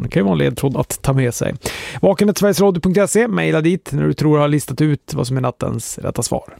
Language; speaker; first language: Swedish; native; Swedish